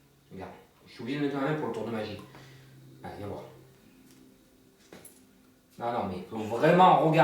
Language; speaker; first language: French; native; French